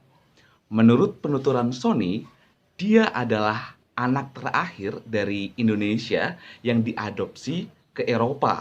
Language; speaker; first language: Indonesian; native; Indonesian